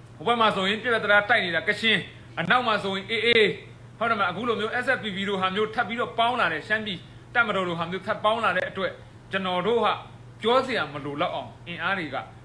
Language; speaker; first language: Burmese; native; Burmese